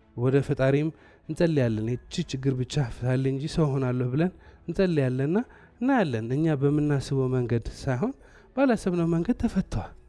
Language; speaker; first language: Amharic; non-native, local second language; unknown